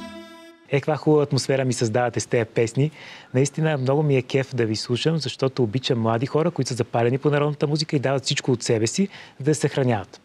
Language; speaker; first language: Bulgarian; native; Bulgarian